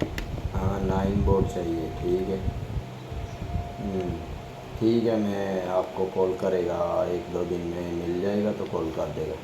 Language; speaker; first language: Hindi; non-native, learner; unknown